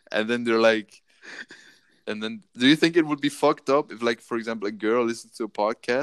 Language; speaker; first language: English; non-native, fluent; German